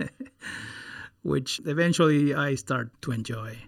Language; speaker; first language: English; non-native, fluent; Spanish